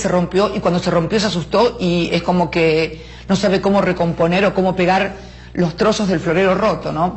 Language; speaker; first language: Spanish; native; Spanish